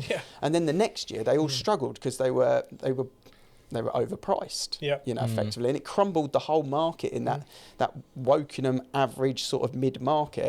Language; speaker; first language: English; native; English